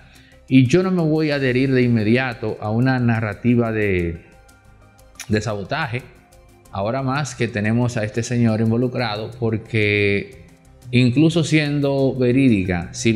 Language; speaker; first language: Spanish; native; Spanish